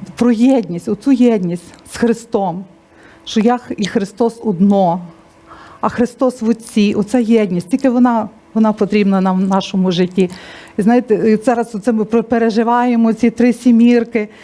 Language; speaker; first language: Ukrainian; native; Ukrainian